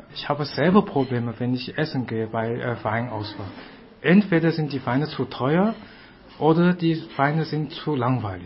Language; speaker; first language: German; non-native, fluent; Chinese